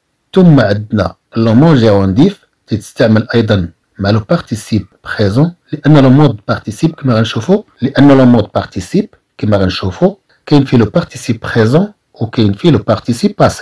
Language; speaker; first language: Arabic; native; Arabic